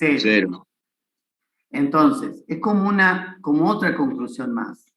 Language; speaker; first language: Spanish; native; Spanish